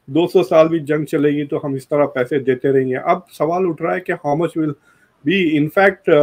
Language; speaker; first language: Hindi; non-native, local second language; Urdu